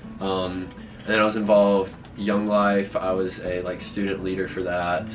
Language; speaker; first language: English; native; English